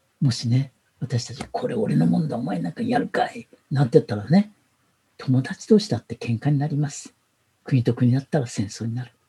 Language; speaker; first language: Japanese; native; Japanese